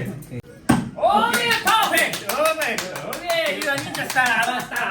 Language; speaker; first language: English; non-native, learner; Japanese